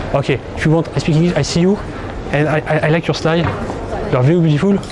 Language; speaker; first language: English; non-native, learner; French